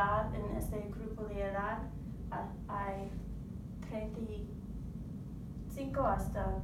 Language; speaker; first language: Spanish; non-native, learner; English